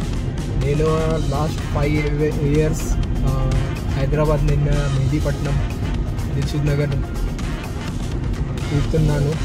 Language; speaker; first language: Telugu; non-native, local second language; Kannada